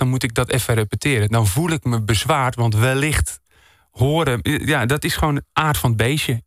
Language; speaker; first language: Dutch; native; Dutch